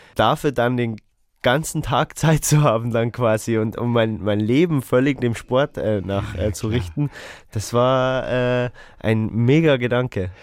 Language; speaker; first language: German; native; German